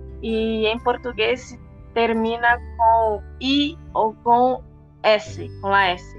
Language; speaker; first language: Spanish; non-native, fluent; Portuguese